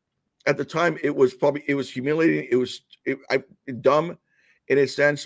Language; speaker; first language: English; early bilingual, other home language; Spanish